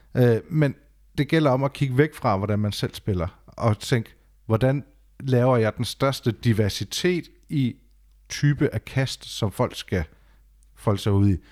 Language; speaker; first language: Danish; native; Danish